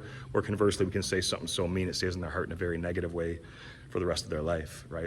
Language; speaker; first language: English; native; English